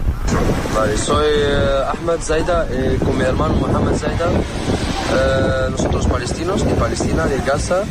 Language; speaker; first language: Spanish; non-native, learner; Arabic